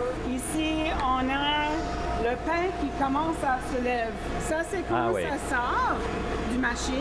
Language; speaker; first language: French; non-native, fluent; English